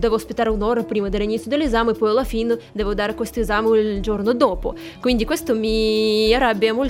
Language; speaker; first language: Italian; non-native, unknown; Russian